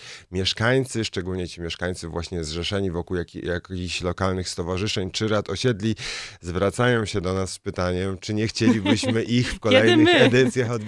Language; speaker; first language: Polish; native; Polish